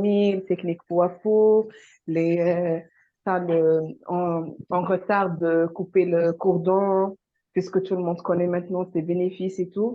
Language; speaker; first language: French; non-native, fluent; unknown